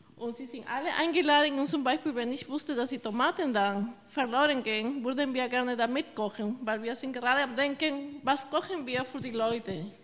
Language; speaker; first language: German; non-native, fluent; Spanish